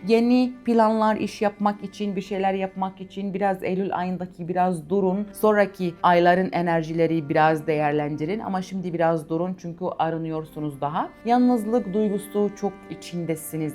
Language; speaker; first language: Turkish; non-native, fluent; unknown